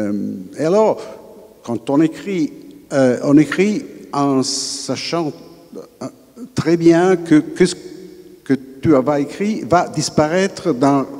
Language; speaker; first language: French; non-native, fluent; Italian